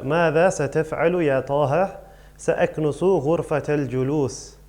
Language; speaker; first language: Arabic; non-native, fluent; English